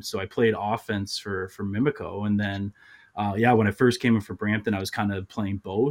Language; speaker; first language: English; native; English